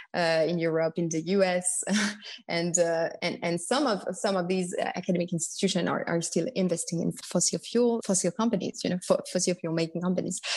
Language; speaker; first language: English; non-native, fluent; French